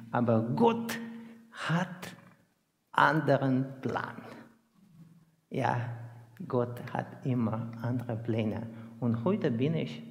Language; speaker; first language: German; non-native, learner; Russian